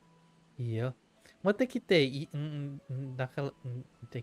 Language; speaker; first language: Japanese; non-native, fluent; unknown